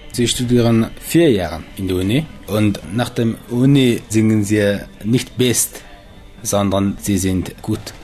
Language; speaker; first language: German; non-native, learner; Mongolian